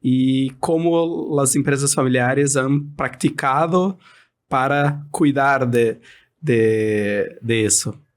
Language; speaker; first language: Spanish; non-native, fluent; Portuguese